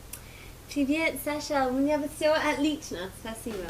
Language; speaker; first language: Russian; non-native, fluent; English